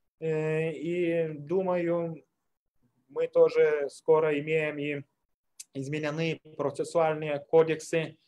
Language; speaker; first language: Russian; non-native, fluent; Lithuanian